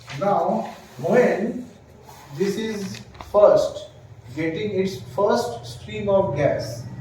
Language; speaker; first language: English; non-native, local second language; Bangla